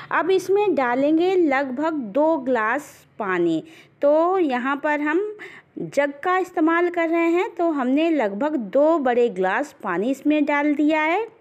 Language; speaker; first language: Hindi; native; Hindi